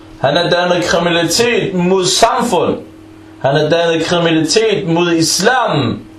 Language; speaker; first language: Danish; non-native, fluent; Arabic